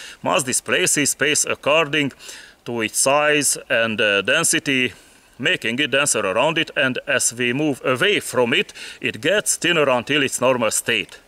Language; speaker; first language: English; non-native, fluent; Hungarian